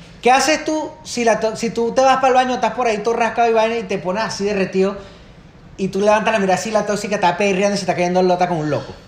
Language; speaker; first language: Spanish; native; Spanish